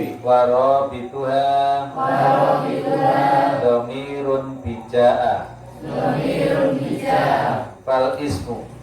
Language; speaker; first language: Arabic; non-native, fluent; Javanese